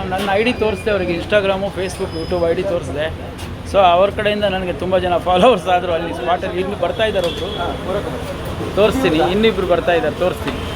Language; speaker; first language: Kannada; non-native, local second language; Konkani